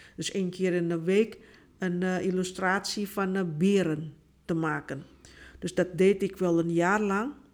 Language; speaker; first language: Dutch; non-native, fluent; Indonesian